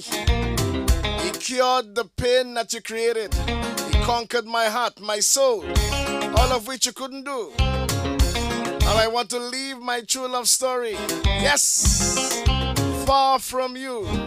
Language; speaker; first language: English; native; English